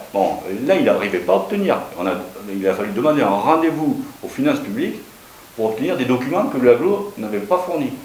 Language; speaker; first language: French; native; French